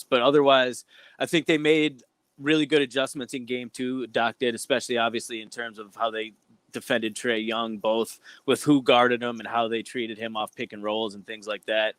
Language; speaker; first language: English; native; English